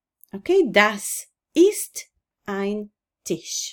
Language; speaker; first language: German; non-native, fluent; Hebrew